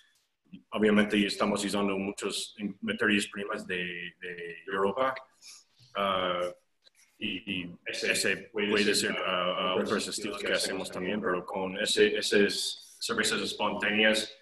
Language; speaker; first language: Spanish; non-native, fluent; English